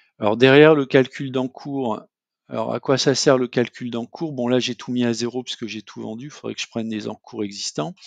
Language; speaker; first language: French; native; French